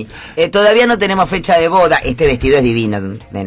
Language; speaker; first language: Spanish; native; Spanish